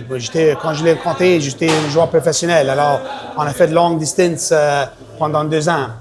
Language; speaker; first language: French; non-native, local second language; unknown